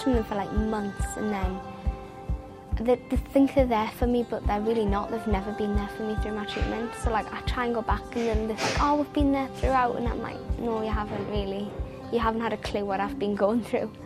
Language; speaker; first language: English; native; English